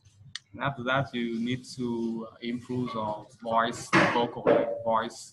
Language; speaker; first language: English; non-native, fluent; Vietnamese